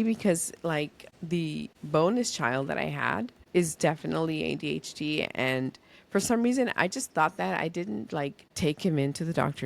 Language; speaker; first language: English; early bilingual, other home language; Spanish